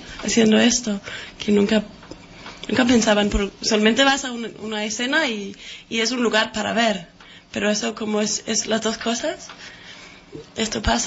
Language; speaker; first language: Spanish; non-native, fluent; Danish